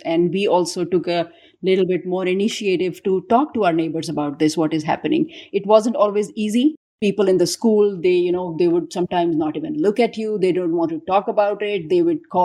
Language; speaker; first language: English; non-native, local second language; Urdu